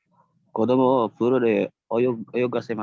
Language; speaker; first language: Japanese; non-native, fluent; Indonesian